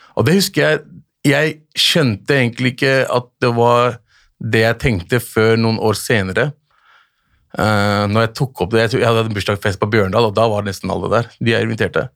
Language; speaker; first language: Norwegian; early bilingual, other home language; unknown